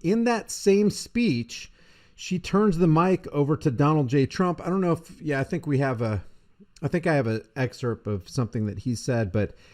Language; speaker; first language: English; native; English